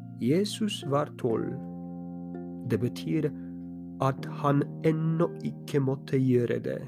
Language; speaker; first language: Norwegian; non-native, fluent; Polish